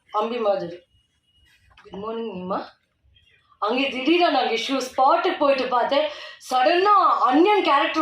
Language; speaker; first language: Tamil; non-native, learner; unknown